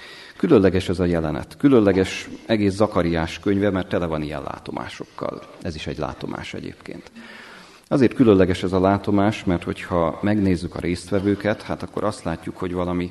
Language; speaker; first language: Hungarian; native; Hungarian